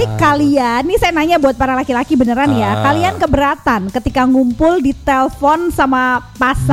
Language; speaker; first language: Indonesian; native; Indonesian